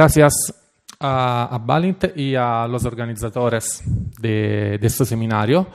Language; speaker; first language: Spanish; non-native, fluent; Italian